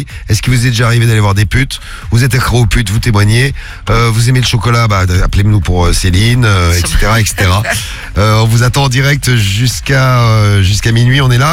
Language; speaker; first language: French; native; French